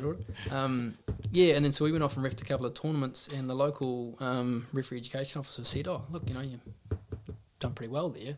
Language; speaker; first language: English; native; English